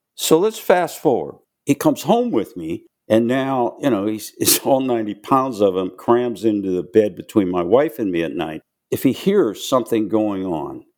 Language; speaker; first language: English; native; English